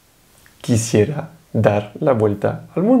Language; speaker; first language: Spanish; non-native, fluent; French